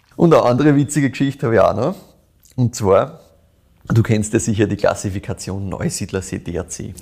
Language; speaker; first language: German; native; German